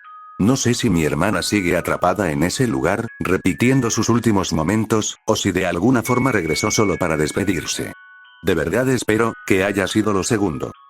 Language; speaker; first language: Spanish; native; Spanish